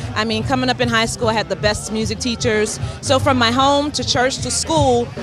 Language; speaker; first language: English; native; English